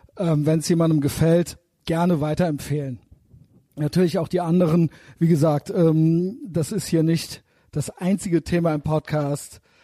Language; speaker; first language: German; native; German